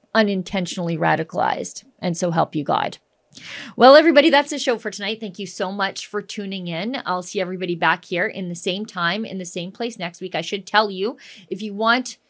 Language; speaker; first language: English; native; English